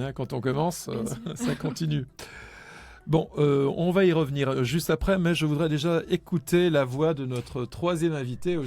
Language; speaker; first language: French; native; French